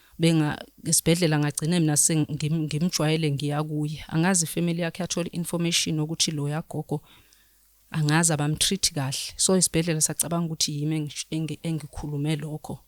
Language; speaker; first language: Zulu; native; Zulu